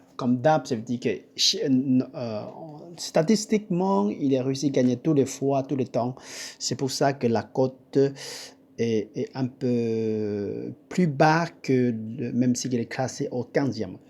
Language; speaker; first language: French; non-native, fluent; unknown